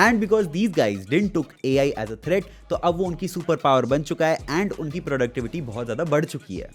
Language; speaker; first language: Hindi; native; Hindi